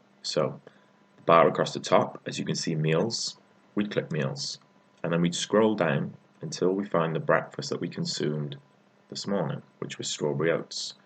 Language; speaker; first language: English; native; English